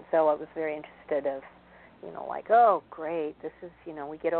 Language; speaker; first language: English; native; English